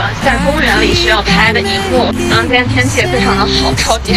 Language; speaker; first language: Chinese; native; Chinese